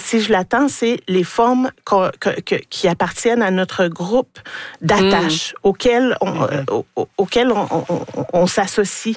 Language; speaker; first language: French; native; French